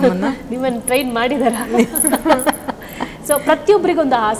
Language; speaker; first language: Kannada; native; Kannada